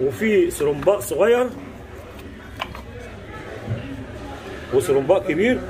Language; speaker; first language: Arabic; native; Arabic